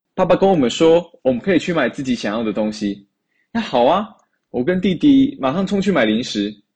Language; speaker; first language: Chinese; native; Chinese